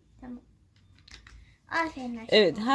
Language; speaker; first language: Turkish; native; Turkish